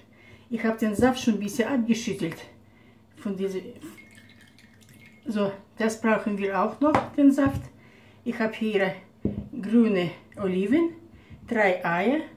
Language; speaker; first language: German; non-native, fluent; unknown